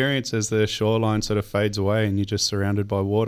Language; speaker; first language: English; native; English